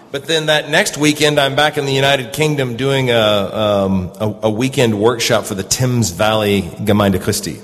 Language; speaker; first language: English; native; English